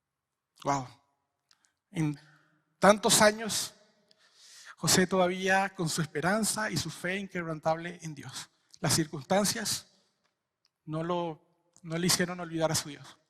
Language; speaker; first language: Spanish; native; Spanish